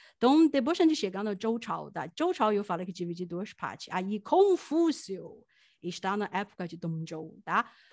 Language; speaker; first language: Portuguese; non-native, fluent; Chinese